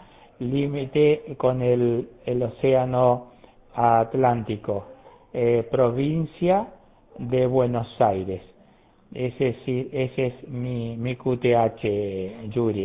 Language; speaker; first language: Spanish; native; Spanish